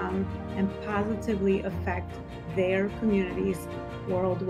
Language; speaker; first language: English; non-native, fluent; Albanian